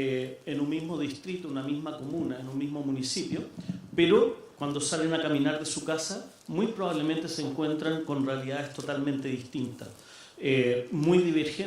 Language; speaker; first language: Spanish; native; Spanish